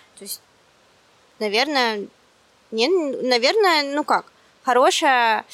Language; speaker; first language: Russian; native; Russian